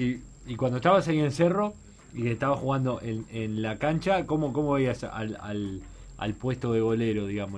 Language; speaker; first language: Spanish; native; Spanish